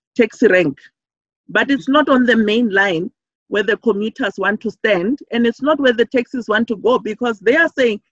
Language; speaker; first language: English; non-native, local second language; Southern Sotho